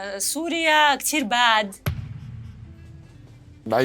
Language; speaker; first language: Arabic; non-native, learner; Russian